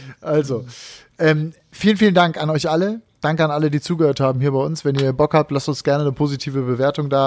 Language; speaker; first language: German; native; German